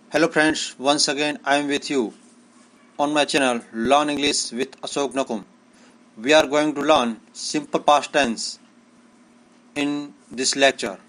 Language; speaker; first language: English; non-native, local second language; Gujarati